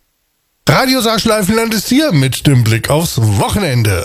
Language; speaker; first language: German; native; German